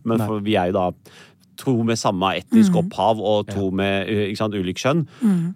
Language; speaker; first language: Norwegian; early bilingual, other home language; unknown